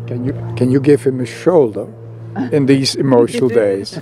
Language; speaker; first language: English; non-native, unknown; Dutch